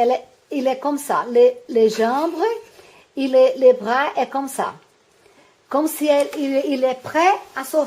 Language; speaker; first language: French; non-native, learner; Portuguese